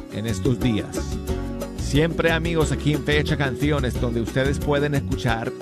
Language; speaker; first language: Spanish; non-native, fluent; English